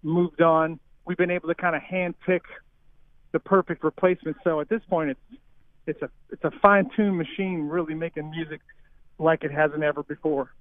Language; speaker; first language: English; native; English